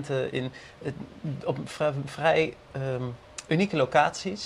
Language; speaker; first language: Dutch; native; Dutch